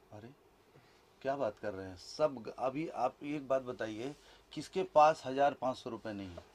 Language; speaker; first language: Hindi; native; Hindi